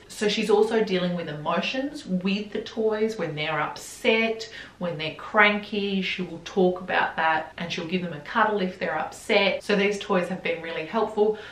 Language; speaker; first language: English; native; English